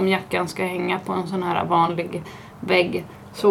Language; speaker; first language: Swedish; native; Swedish